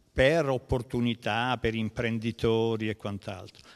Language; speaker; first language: Italian; native; Italian